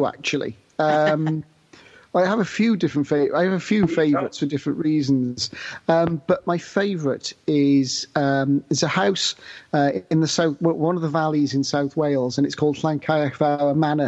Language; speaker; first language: English; native; English